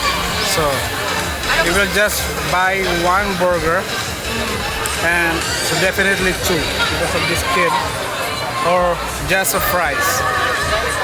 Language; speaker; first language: English; non-native, local second language; Filipino